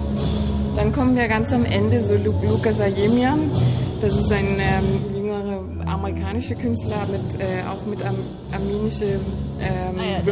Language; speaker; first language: German; non-native, fluent; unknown